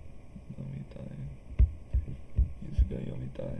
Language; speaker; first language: Japanese; non-native, learner; English